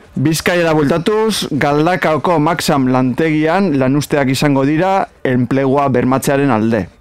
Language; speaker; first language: Basque; native; Basque